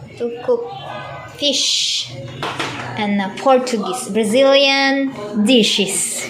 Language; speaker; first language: English; non-native, learner; Filipino